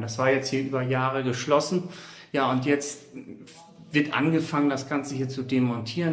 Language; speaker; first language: German; native; German